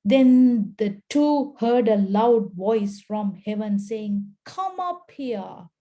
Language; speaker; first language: English; non-native, local second language; Sinhala